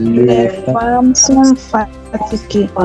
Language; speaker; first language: French; non-native, learner; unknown